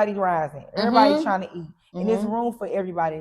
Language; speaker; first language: English; native; English